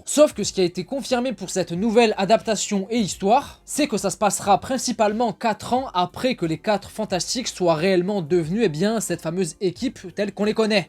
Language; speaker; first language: French; native; French